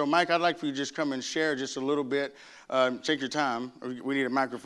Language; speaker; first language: English; native; English